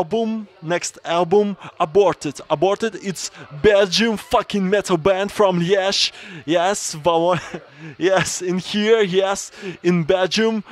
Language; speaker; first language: English; non-native, learner; Russian